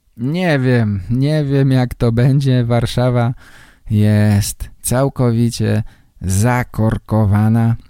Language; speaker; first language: Polish; native; Polish